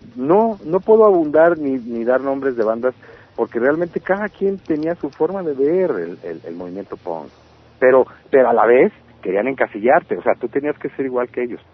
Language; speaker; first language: Spanish; native; Spanish